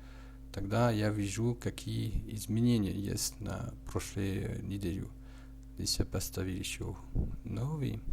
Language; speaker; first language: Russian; non-native, learner; French